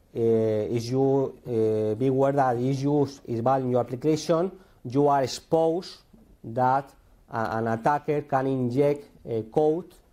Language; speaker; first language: English; non-native, learner; Spanish